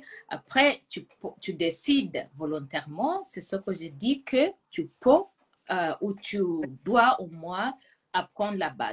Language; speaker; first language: French; non-native, fluent; Gusii